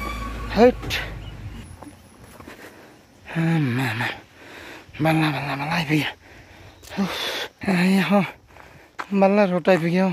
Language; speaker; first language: Hindi; non-native, learner; Nepali